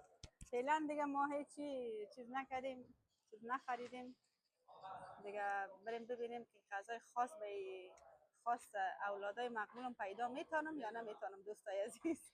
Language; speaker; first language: Persian; native; Persian